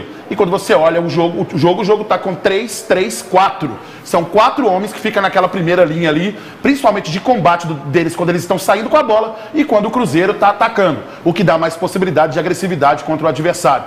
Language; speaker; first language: Portuguese; native; Portuguese